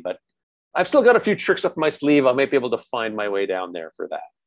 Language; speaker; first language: English; native; English